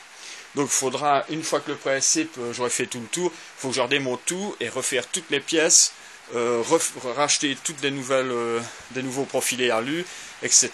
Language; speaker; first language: French; native; French